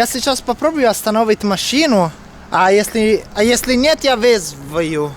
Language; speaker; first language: Russian; non-native, fluent; Italian